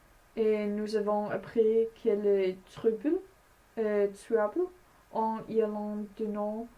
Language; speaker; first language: French; non-native, learner; Danish